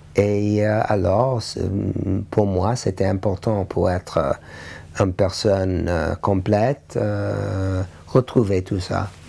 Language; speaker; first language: French; non-native, learner; English